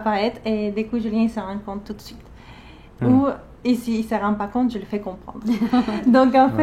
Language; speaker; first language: French; non-native, fluent; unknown